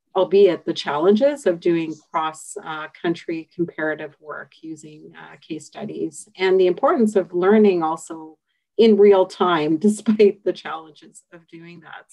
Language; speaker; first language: English; native; English